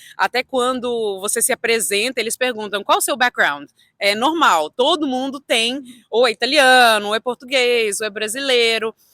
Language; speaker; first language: Portuguese; early bilingual, heritage; Portuguese